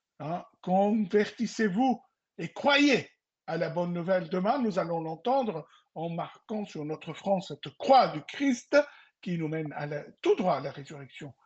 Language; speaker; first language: French; non-native, local second language; Arabic